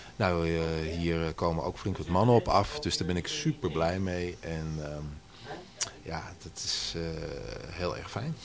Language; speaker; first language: Dutch; native; Dutch